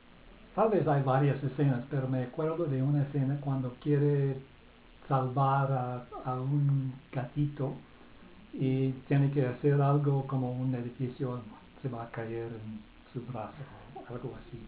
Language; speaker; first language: Spanish; non-native, fluent; English